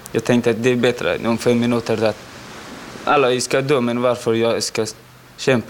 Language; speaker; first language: Swedish; non-native, learner; Pashto